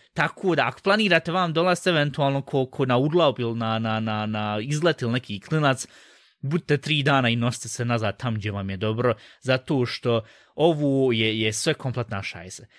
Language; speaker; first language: Bosnian; early bilingual, heritage; Bosnian